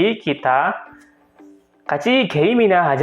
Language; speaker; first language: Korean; non-native, fluent; Indonesian